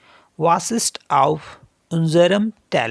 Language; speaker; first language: German; non-native, learner; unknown